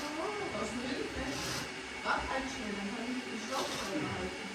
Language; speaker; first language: German; native; German